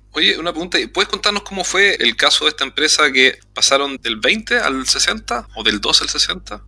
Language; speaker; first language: Spanish; native; Spanish